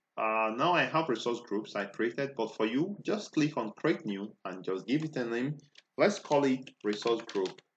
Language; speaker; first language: English; non-native, local second language; Igbo